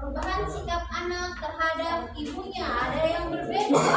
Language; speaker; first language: Indonesian; native; Indonesian